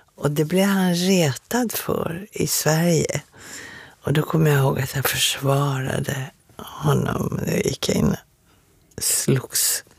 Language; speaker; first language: Swedish; native; Swedish